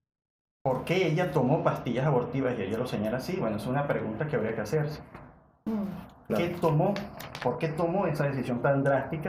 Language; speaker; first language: Spanish; native; Spanish